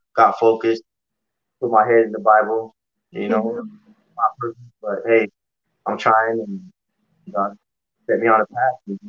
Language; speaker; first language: English; native; English